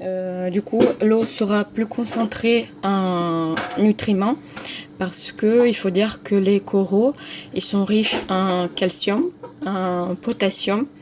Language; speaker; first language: French; non-native, fluent; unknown